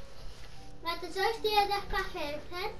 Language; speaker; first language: German; non-native, learner; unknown